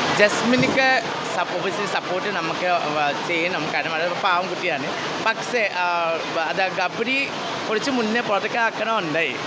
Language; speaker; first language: Malayalam; non-native, fluent; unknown